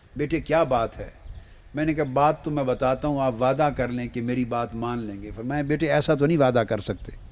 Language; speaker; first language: Urdu; non-native, local second language; Punjabi